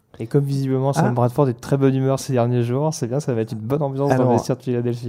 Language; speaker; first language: French; native; French